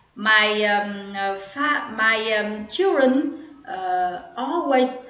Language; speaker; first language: English; non-native, learner; Vietnamese